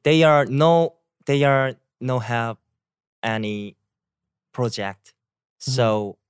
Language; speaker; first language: English; non-native, learner; Korean